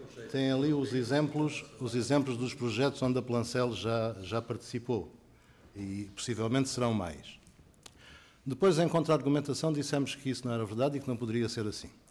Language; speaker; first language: Portuguese; native; Portuguese